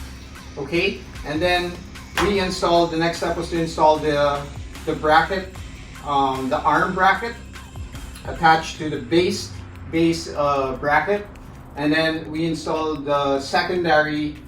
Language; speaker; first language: English; non-native, local second language; Filipino